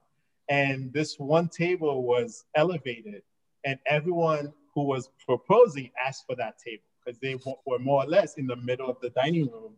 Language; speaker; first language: English; native; English